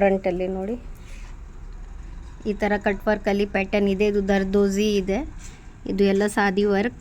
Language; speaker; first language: Kannada; non-native, local second language; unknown